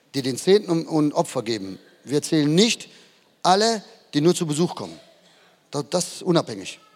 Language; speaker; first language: German; native; German